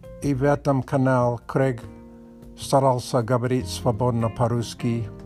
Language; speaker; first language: Russian; non-native, learner; English